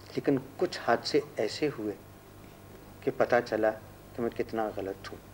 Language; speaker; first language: Urdu; non-native, local second language; Punjabi